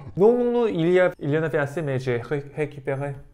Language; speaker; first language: French; non-native, learner; Korean